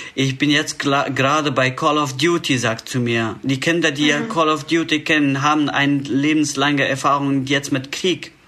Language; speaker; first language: German; non-native, fluent; Persian